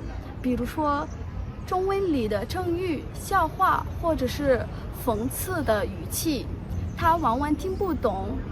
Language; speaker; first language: Chinese; non-native, fluent; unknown